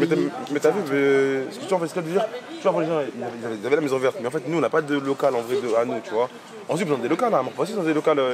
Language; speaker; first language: French; native; French